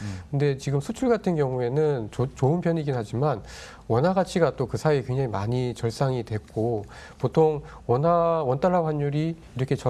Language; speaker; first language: Korean; native; Korean